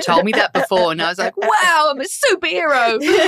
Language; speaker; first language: English; native; English